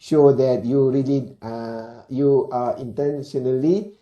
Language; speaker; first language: English; non-native, local second language; Malay